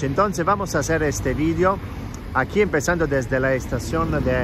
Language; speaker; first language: Spanish; non-native, fluent; Italian